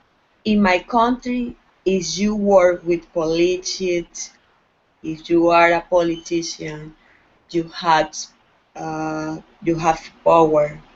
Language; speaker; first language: English; non-native, learner; Spanish